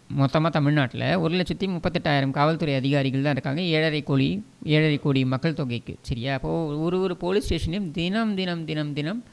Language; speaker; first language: Tamil; native; Tamil